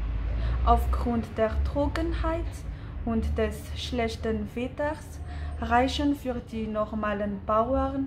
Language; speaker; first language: German; non-native, fluent; Malagasy